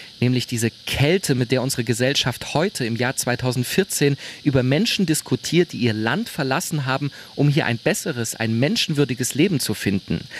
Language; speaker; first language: German; native; German